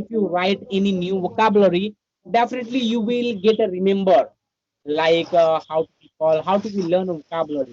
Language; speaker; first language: English; non-native, learner; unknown